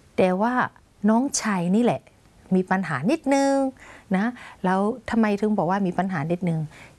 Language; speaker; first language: Thai; non-native, fluent; Burmese